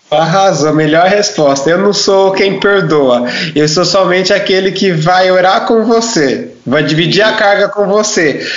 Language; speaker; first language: Portuguese; native; Portuguese